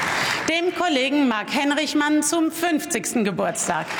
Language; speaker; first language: German; native; German